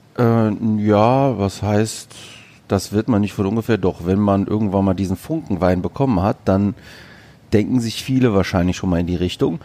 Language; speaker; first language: German; early bilingual, other home language; Greek